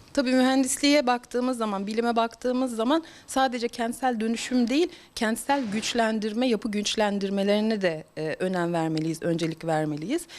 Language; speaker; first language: Turkish; early bilingual, heritage; Turkish